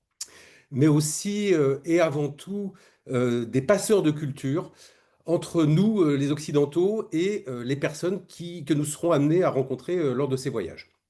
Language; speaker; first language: French; native; French